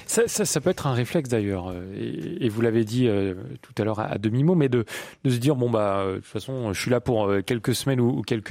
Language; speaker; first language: French; native; French